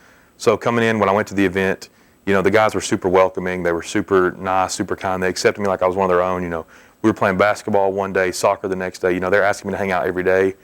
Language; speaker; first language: English; native; English